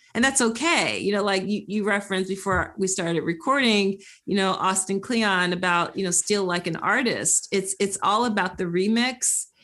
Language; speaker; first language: English; native; English